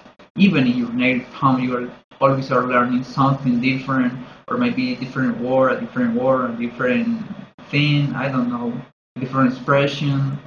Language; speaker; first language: English; non-native, learner; Spanish